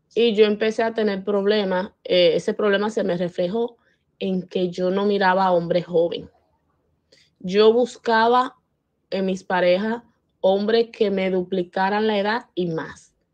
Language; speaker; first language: Spanish; native; Spanish